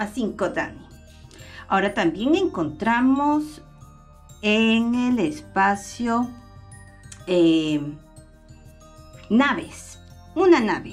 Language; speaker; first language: Spanish; native; Spanish